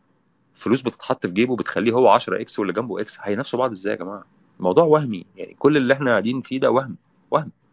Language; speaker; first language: Arabic; native; Arabic